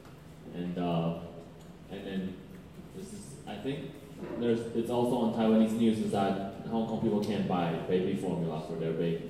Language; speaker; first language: English; non-native, learner; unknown